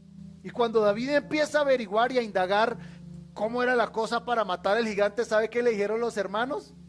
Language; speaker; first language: Spanish; native; Spanish